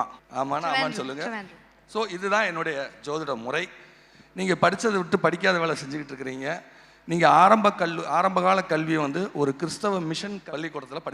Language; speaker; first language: Tamil; native; Tamil